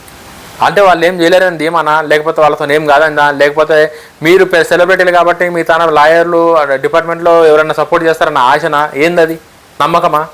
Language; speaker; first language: Telugu; native; Telugu